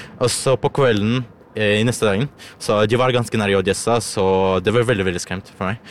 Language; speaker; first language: Norwegian; non-native, learner; Russian